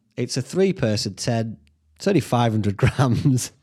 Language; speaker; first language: English; native; English